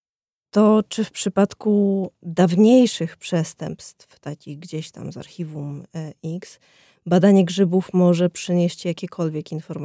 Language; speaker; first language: Polish; native; Polish